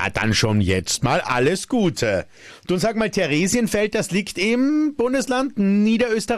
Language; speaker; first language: German; native; German